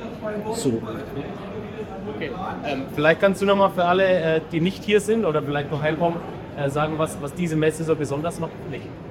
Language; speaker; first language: German; native; German